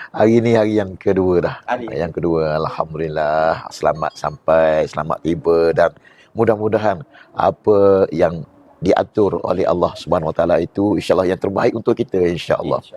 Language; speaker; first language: Malay; native; Malay